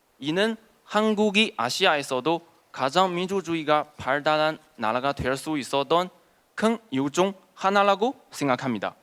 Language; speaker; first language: Korean; non-native, fluent; Chinese